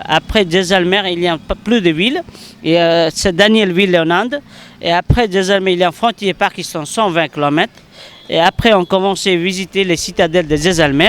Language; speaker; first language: French; non-native, learner; Hindi